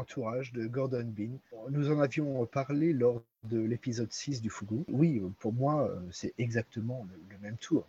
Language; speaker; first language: French; native; French